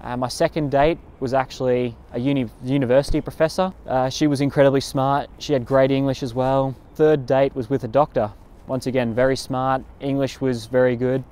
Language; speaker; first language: English; native; English